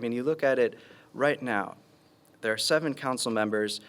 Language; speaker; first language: English; early bilingual, other home language; Spanish